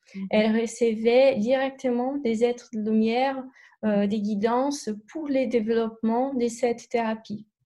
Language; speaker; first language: French; non-native, fluent; Portuguese